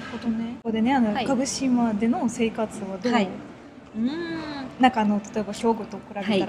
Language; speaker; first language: Japanese; non-native, fluent; Russian